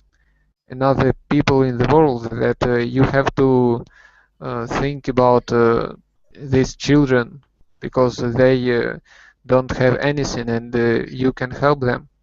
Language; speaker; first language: English; non-native, learner; Russian